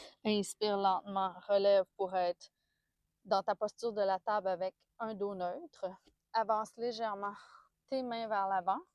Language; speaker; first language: French; native; French